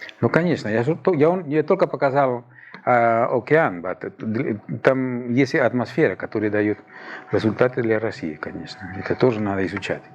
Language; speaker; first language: Russian; non-native, fluent; Spanish